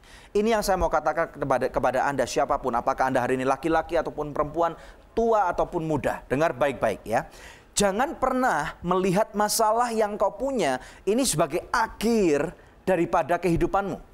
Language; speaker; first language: Indonesian; native; Indonesian